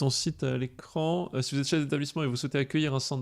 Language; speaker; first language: French; native; French